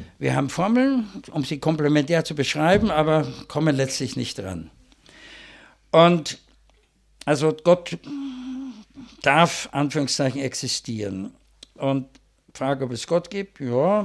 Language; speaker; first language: German; native; German